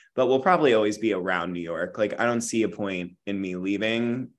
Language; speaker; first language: English; native; English